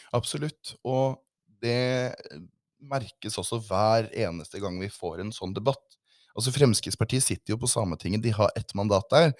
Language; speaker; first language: Norwegian; native; Norwegian